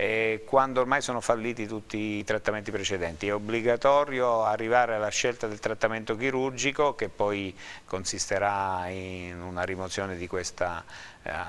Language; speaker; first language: Italian; native; Italian